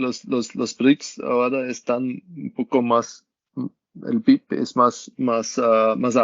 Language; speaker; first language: Spanish; non-native, learner; German